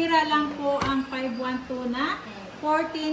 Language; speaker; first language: Filipino; native; Filipino